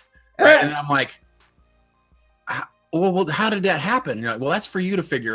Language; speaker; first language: English; native; English